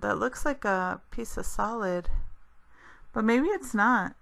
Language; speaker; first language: English; native; English